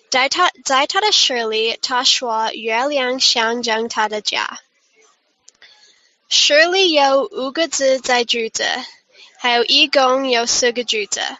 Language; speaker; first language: Chinese; non-native, learner; English